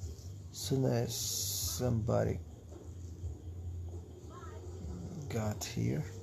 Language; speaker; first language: English; non-native, fluent; Portuguese